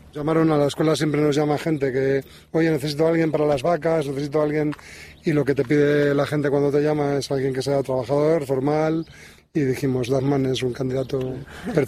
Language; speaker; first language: Spanish; native; Spanish